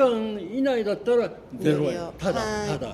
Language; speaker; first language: Japanese; native; Japanese